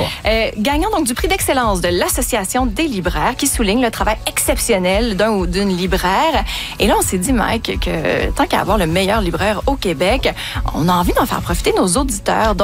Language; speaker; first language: French; native; French